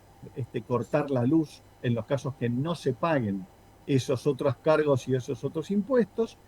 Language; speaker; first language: Spanish; native; Spanish